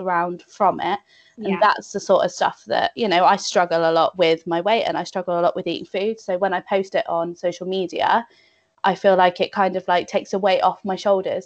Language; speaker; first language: English; native; English